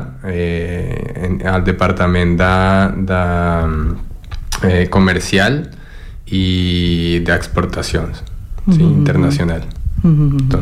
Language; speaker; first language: Catalan; non-native, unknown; Spanish